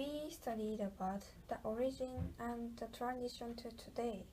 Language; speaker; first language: English; non-native, learner; Japanese